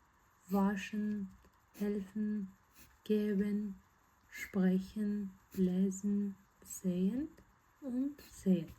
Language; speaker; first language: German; non-native, fluent; Azerbaijani